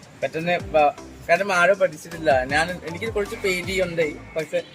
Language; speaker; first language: Malayalam; non-native, fluent; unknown